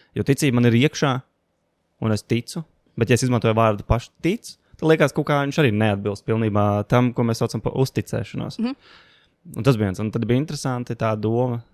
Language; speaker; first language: Latvian; native; Latvian